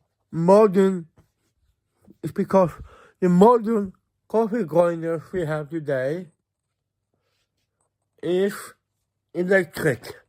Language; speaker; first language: English; non-native, fluent; Swedish